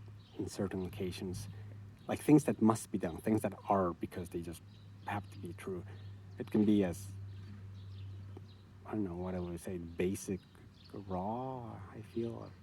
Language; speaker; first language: English; non-native, fluent; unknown